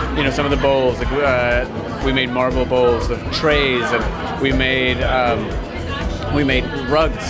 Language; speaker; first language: English; native; English